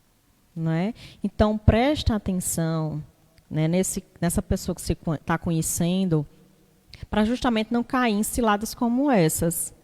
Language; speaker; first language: Portuguese; native; Portuguese